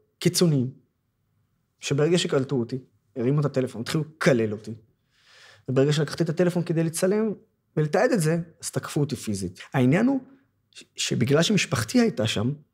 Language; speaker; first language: Hebrew; non-native, local second language; Arabic